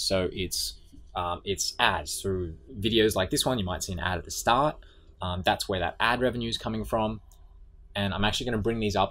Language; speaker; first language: English; native; English